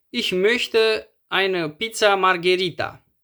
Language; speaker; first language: German; non-native, fluent; Romanian